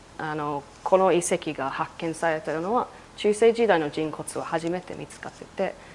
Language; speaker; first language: Japanese; non-native, fluent; English